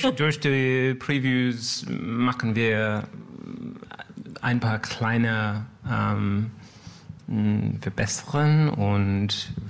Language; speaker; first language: German; non-native, learner; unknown